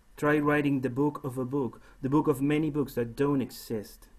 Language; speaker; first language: English; non-native, fluent; Spanish